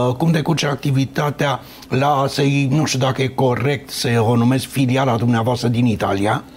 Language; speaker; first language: Romanian; native; Romanian